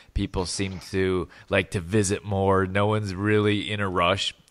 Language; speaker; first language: English; native; English